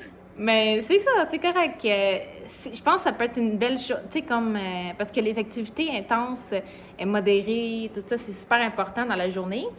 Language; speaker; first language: French; native; French